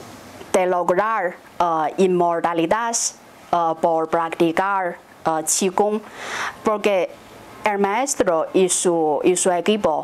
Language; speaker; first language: Spanish; non-native, fluent; Chinese